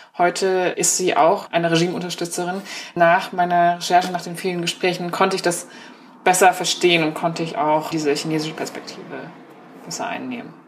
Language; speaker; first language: German; early bilingual, other home language; Chinese